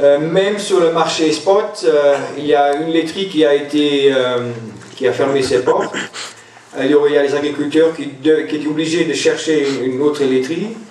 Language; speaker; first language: French; non-native, local second language; German